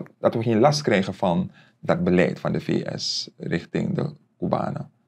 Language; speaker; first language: Dutch; native; Dutch